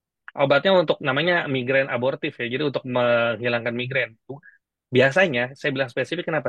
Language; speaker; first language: Indonesian; native; Indonesian